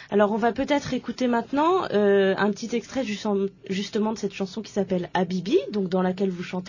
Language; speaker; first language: French; native; French